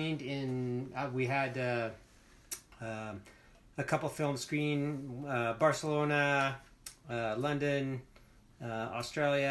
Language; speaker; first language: English; native; English